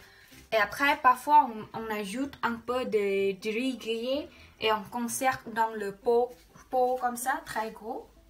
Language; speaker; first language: French; non-native, learner; Khmer